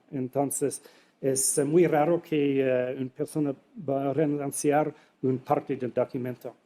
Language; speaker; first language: Spanish; non-native, fluent; English